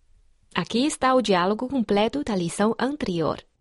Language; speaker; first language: Portuguese; non-native, fluent; Chinese